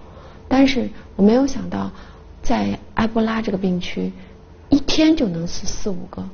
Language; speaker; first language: Chinese; native; Chinese